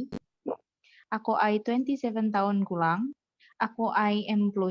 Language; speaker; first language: Filipino; non-native, learner; Indonesian